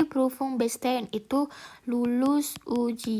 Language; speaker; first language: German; non-native, learner; Indonesian